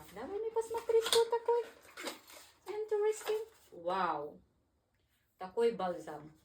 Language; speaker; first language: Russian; non-native, learner; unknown